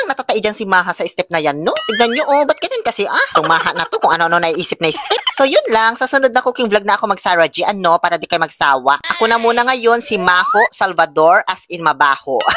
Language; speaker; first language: Filipino; non-native, local second language; Pangasinan